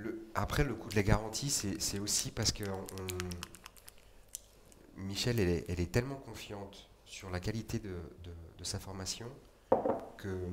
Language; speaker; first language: French; native; French